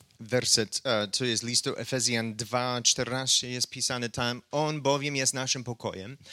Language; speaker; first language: Polish; non-native, fluent; English